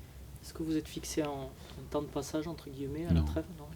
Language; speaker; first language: French; native; French